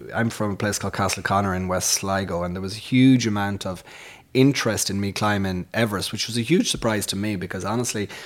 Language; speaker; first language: English; native; English